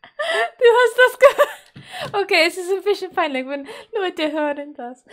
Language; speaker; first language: German; non-native, learner; Dutch